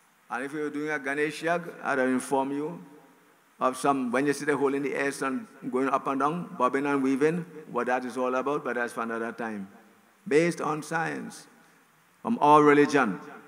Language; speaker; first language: English; native; English